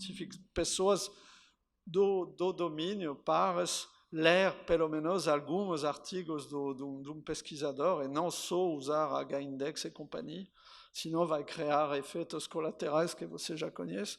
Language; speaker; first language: Portuguese; non-native, fluent; French